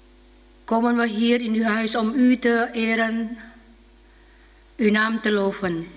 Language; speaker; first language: Dutch; non-native, fluent; Indonesian